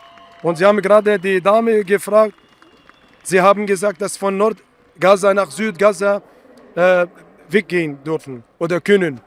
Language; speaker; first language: German; non-native, fluent; Arabic